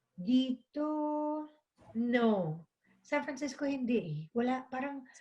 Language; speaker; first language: Filipino; native; Filipino